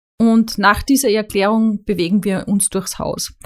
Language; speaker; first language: German; native; German